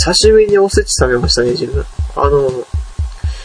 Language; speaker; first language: Japanese; native; Japanese